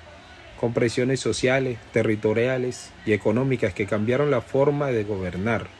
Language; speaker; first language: Spanish; native; Spanish